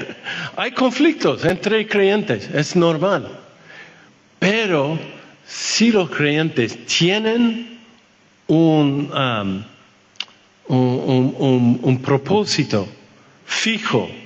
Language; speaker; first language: Spanish; non-native, fluent; French